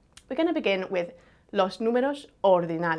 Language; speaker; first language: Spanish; non-native, fluent; English